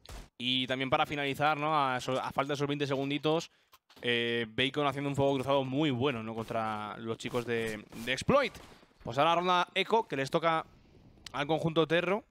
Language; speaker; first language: Spanish; native; Spanish